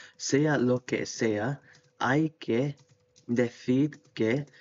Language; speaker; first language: Spanish; non-native, learner; English